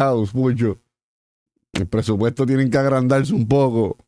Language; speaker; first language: Spanish; native; Spanish